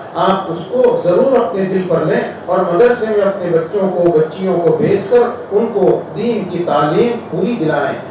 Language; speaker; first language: Urdu; non-native, local second language; Gujarati